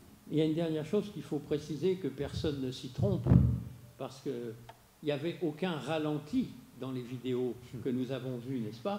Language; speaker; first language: French; native; French